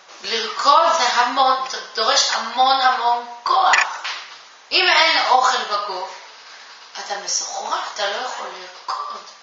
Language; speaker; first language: Hebrew; non-native, fluent; Japanese